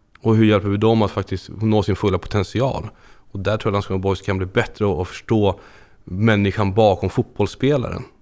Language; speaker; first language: Swedish; native; Swedish